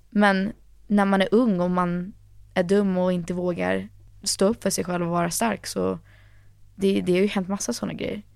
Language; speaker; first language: Swedish; early bilingual, heritage; Swedish